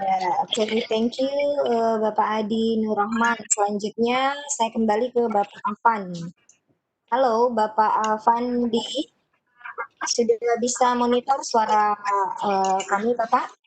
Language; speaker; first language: Indonesian; native; Indonesian